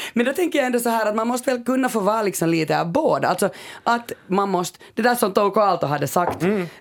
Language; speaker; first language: Swedish; native; Swedish